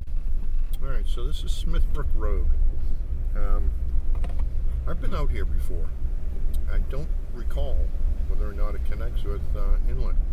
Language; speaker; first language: English; native; English